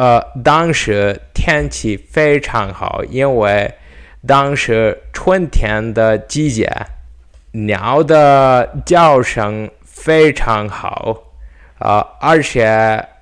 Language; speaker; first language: Chinese; non-native, learner; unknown